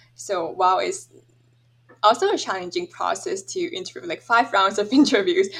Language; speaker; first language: English; non-native, fluent; Thai